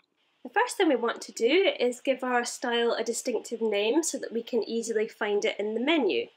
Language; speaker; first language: English; native; English